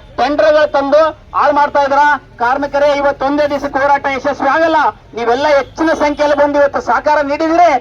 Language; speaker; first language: Kannada; native; Kannada